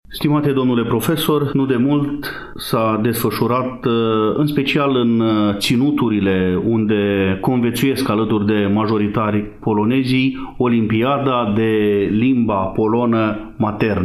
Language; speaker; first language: Romanian; native; Romanian